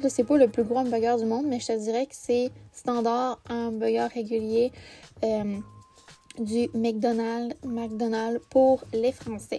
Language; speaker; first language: French; native; French